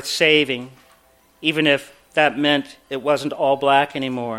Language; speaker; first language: English; native; English